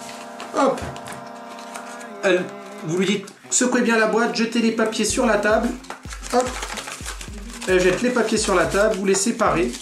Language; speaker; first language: French; native; French